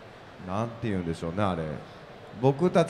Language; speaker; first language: Japanese; native; Japanese